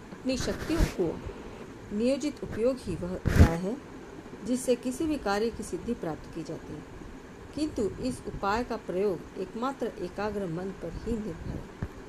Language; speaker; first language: Hindi; non-native, local second language; Marathi